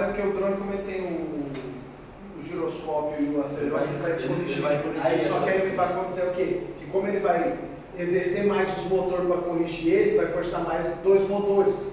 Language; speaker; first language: Portuguese; native; Portuguese